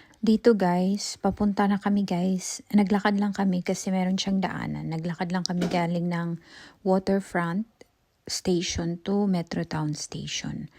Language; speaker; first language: Filipino; non-native, local second language; Cebuano